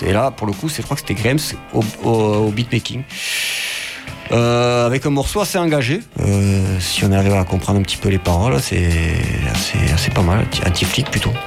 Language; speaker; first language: French; native; French